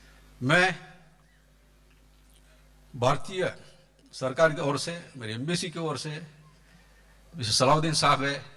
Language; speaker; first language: Hindi; non-native, local second language; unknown